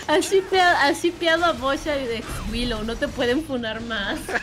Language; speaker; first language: Spanish; native; Spanish